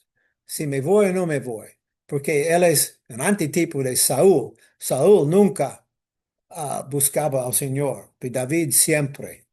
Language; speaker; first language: Spanish; non-native, fluent; English